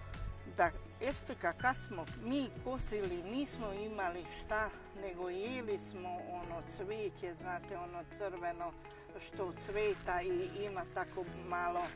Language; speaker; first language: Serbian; non-native, local second language; Hungarian